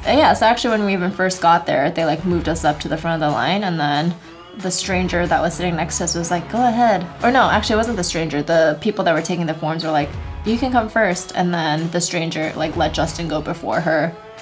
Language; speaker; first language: English; native; English